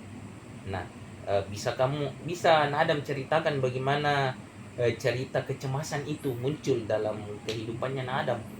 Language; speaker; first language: Indonesian; native; Indonesian